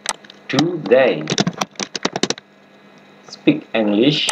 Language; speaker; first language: English; non-native, learner; Indonesian